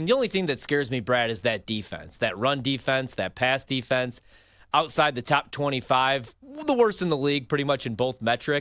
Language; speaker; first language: English; native; English